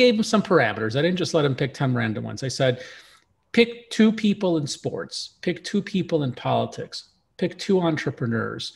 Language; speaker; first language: English; early bilingual, other home language; Russian